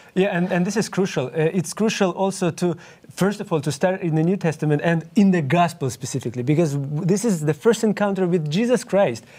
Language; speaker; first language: English; non-native, fluent; Ukrainian